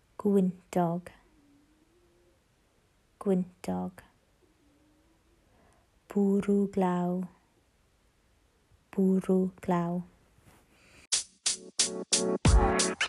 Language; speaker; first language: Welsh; non-native, learner; English